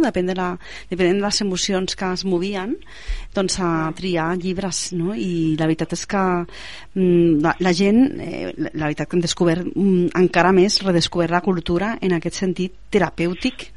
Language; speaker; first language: Catalan; native; Catalan